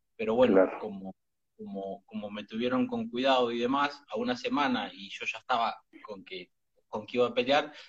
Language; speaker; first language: Spanish; native; Spanish